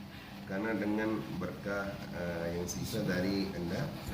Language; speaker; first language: Indonesian; non-native, learner; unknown